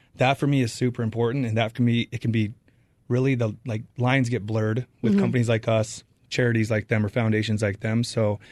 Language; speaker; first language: English; native; English